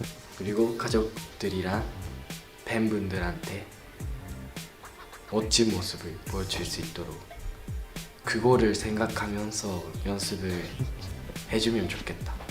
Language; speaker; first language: Korean; non-native, learner; Japanese